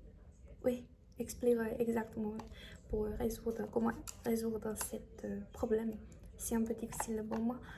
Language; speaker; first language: French; non-native, learner; Chinese